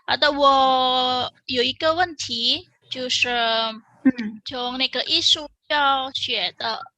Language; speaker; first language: Chinese; non-native, fluent; Indonesian